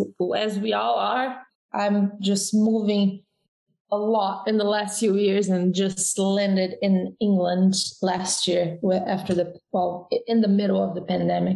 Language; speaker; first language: English; non-native, fluent; Portuguese